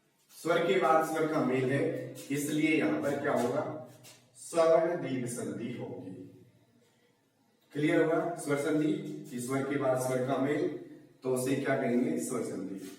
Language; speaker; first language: Hindi; native; Hindi